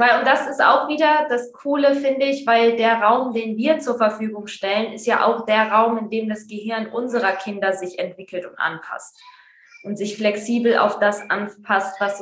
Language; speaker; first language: German; native; German